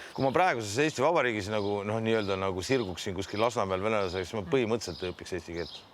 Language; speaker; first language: Estonian; non-native, local second language; Russian